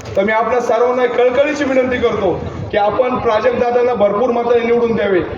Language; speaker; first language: Marathi; native; Marathi